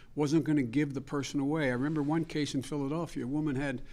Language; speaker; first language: English; native; English